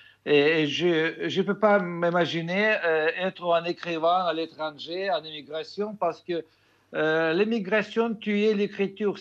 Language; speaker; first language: French; non-native, fluent; Russian